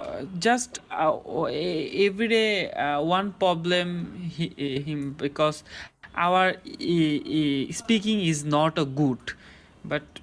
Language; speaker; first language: English; non-native, learner; Bangla